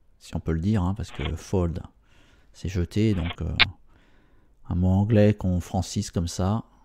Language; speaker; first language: French; native; French